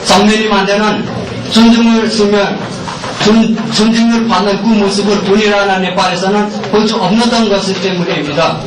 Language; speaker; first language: Korean; non-native, learner; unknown